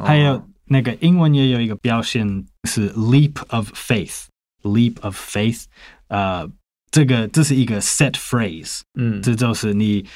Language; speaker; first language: Chinese; non-native, fluent; English